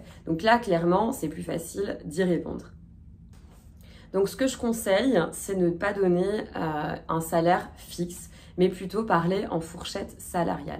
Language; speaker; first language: French; native; French